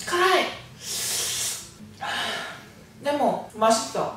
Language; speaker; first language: Korean; non-native, learner; Japanese